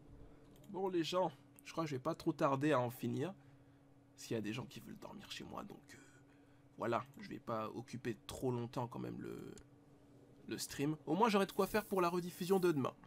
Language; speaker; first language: French; native; French